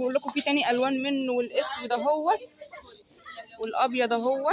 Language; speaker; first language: Arabic; native; Arabic